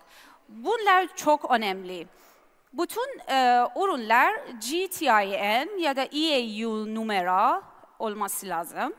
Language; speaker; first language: Turkish; non-native, learner; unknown